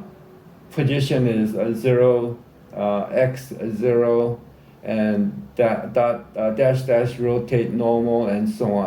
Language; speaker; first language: English; native; English